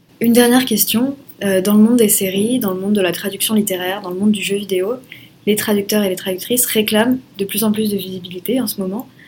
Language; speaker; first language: French; native; French